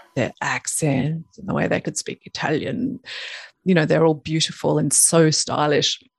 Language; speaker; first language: English; native; English